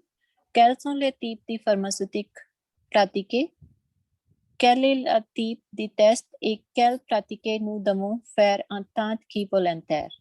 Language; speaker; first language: French; non-native, learner; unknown